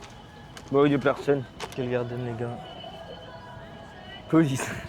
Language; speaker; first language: French; native; French